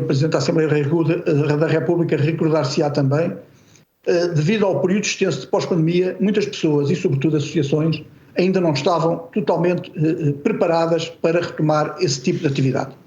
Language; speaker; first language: Portuguese; native; Portuguese